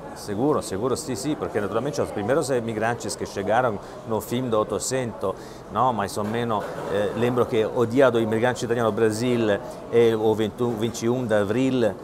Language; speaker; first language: Portuguese; non-native, fluent; Italian